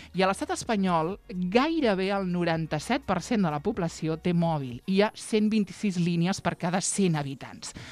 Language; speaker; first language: Catalan; native; Catalan